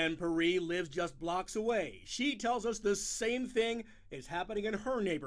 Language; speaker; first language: English; native; English